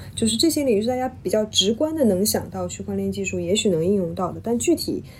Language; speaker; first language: Chinese; native; Chinese